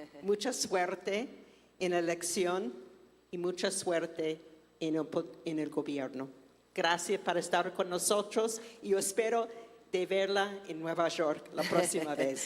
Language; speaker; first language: Spanish; non-native, fluent; English